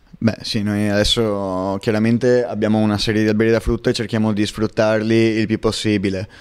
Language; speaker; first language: Italian; native; Italian